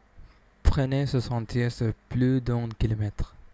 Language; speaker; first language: French; non-native, learner; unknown